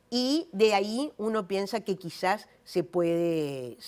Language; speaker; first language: Spanish; native; Spanish